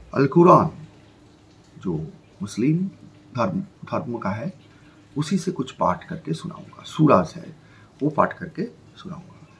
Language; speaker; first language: Hindi; non-native, local second language; Bangla